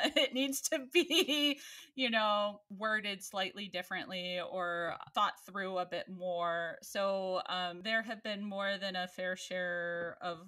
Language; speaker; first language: English; native; English